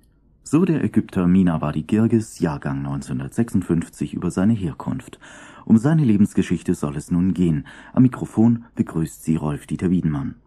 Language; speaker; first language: German; native; German